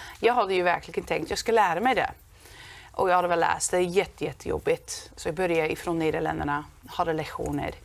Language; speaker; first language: Swedish; non-native, fluent; Dutch